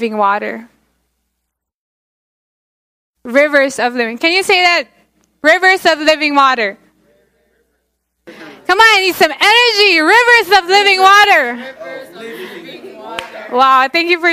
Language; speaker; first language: English; non-native, local second language; Filipino